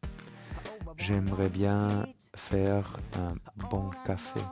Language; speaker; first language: French; non-native, learner; German